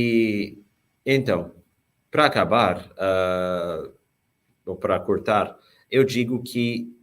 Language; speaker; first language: Portuguese; non-native, fluent; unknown